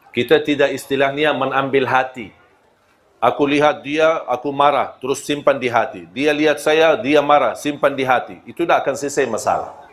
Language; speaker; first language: Malay; non-native, fluent; Arabic